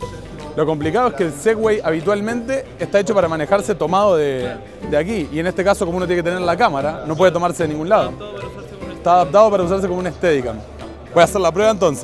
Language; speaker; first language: Spanish; native; Spanish